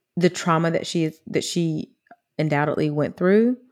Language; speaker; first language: English; native; English